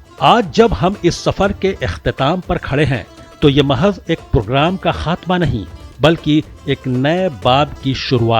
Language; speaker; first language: Hindi; native; Hindi